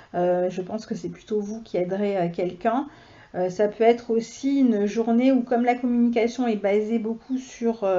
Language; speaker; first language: French; native; French